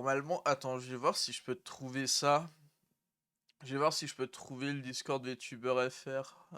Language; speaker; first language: French; native; French